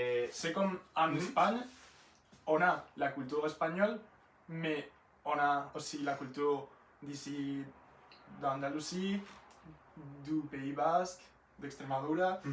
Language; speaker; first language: French; non-native, learner; Spanish